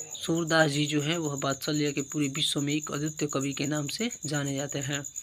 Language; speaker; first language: Hindi; native; Hindi